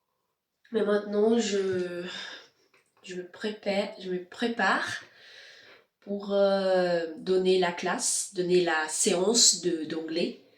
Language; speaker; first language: French; non-native, learner; Spanish